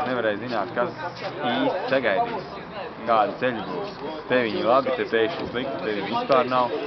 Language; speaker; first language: Latvian; non-native, local second language; Russian